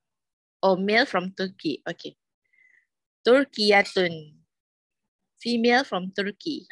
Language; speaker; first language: English; non-native, learner; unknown